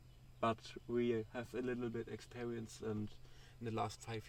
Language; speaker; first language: English; non-native, learner; German